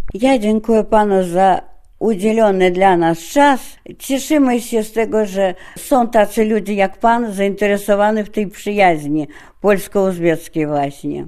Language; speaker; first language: Polish; non-native, fluent; Russian